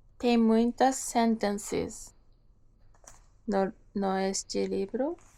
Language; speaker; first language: Portuguese; non-native, learner; Japanese